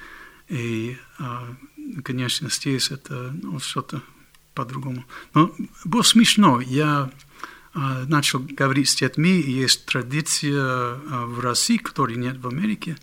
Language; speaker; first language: Russian; non-native, fluent; English